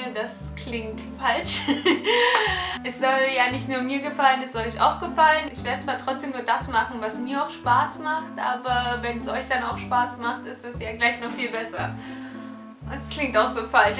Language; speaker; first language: German; native; German